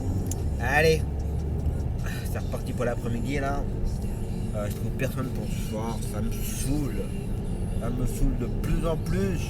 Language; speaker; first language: French; native; French